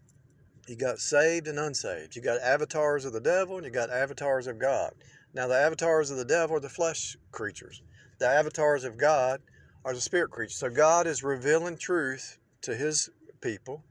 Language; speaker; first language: English; native; English